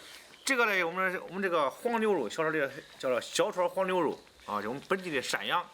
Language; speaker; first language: Chinese; native; Chinese